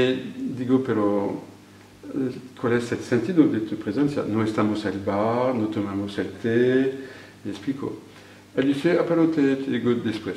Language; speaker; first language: Spanish; non-native, fluent; French